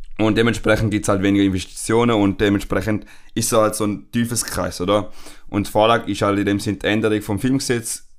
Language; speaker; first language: German; non-native, fluent; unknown